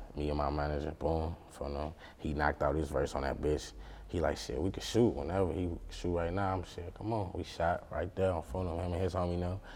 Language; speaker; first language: English; native; English